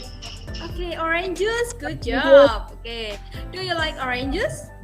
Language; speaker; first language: English; non-native, learner; Indonesian